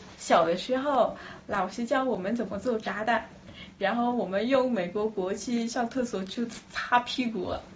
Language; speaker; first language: Chinese; non-native, fluent; Persian